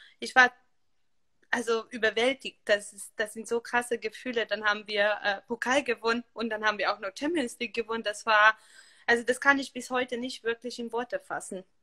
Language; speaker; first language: German; non-native, fluent; Hungarian